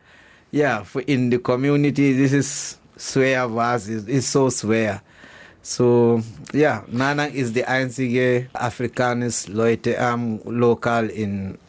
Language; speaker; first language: German; non-native, learner; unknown